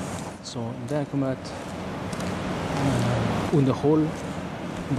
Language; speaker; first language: Swedish; non-native, fluent; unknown